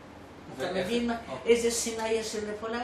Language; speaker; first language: Hebrew; non-native, fluent; Polish